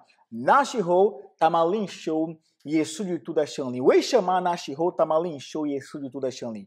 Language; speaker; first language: Chinese; non-native, learner; Portuguese